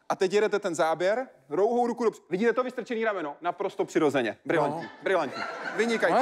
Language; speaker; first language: Czech; native; Czech